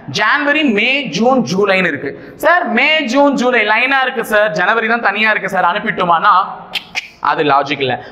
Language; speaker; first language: Tamil; native; Tamil